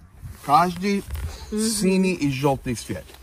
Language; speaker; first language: Ukrainian; non-native, learner; English